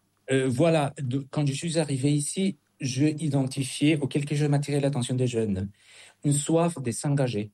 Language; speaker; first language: French; non-native, fluent; Spanish